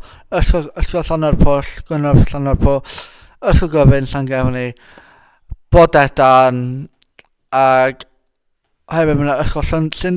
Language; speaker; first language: Welsh; non-native, local second language; English